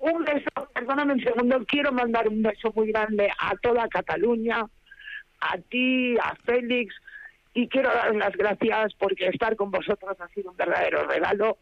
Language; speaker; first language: Spanish; native; Spanish